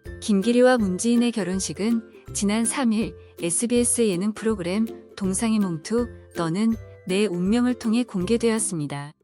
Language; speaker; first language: Korean; native; Korean